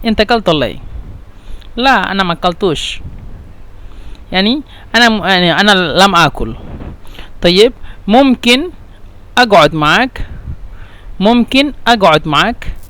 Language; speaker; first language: Arabic; non-native, fluent; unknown